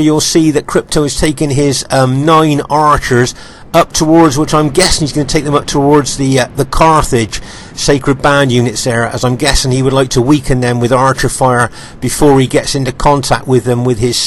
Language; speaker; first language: English; native; English